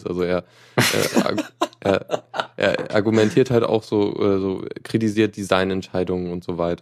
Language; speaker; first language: German; native; German